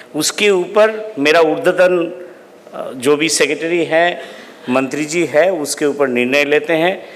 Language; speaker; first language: Hindi; non-native, local second language; Bangla